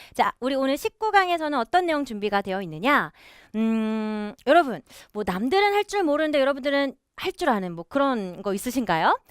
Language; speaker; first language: Korean; native; Korean